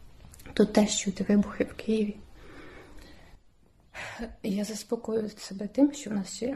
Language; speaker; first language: Ukrainian; native; Ukrainian